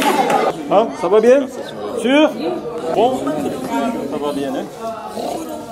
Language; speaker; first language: French; non-native, learner; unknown